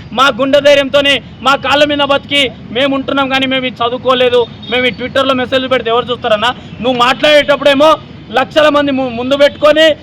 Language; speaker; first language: Telugu; non-native, local second language; Lambadi